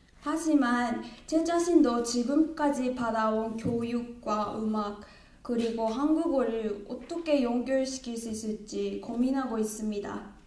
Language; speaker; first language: Korean; non-native, learner; Japanese